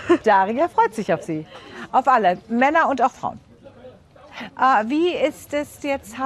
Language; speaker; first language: German; native; German